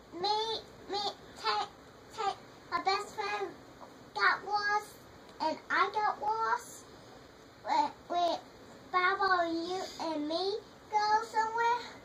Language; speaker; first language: English; native; English